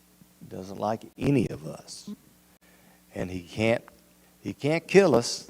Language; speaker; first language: English; native; English